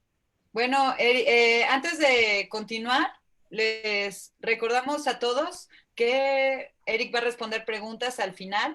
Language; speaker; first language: Spanish; native; Spanish